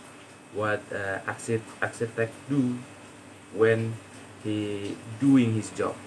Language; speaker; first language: English; non-native, learner; Indonesian